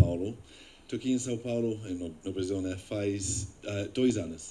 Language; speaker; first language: Portuguese; non-native, fluent; English